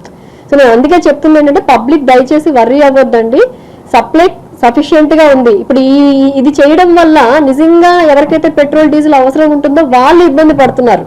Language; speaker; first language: Telugu; native; Telugu